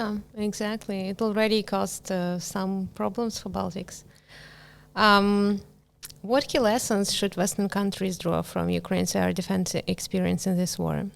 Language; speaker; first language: English; non-native, fluent; Ukrainian